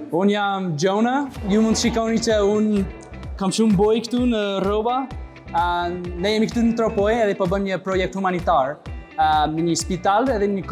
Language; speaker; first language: Albanian; non-native, learner; English